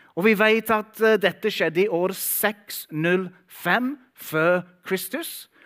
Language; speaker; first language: Norwegian; non-native, fluent; English